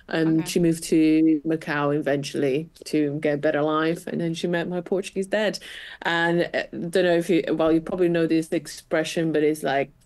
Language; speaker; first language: English; non-native, fluent; Portuguese